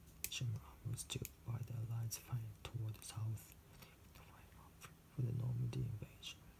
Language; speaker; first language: English; non-native, fluent; Japanese